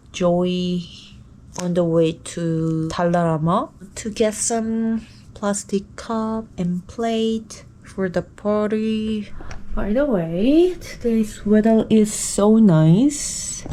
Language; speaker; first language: English; non-native, learner; Korean